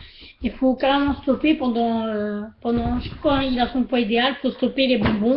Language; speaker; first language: French; native; French